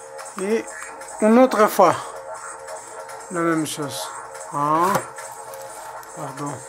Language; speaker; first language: French; non-native, learner; Spanish